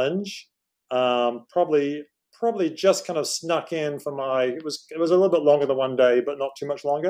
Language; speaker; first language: English; native; English